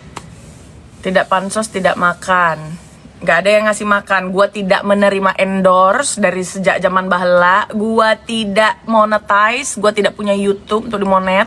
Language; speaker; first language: Indonesian; native; Indonesian